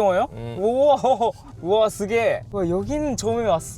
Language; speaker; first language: Korean; non-native, learner; Japanese